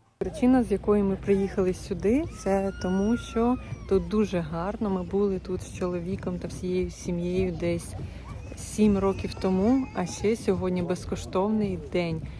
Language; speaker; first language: Ukrainian; non-native, local second language; Russian